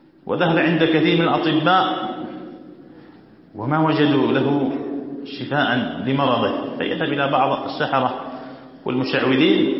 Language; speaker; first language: Arabic; native; Arabic